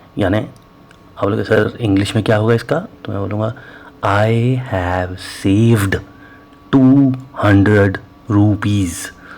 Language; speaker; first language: Hindi; native; Hindi